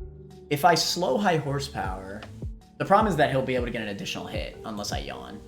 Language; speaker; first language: English; native; English